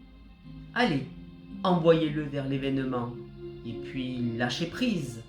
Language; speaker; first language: French; native; French